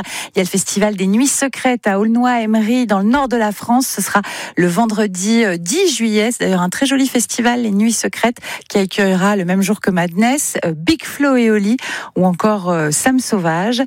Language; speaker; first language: French; native; French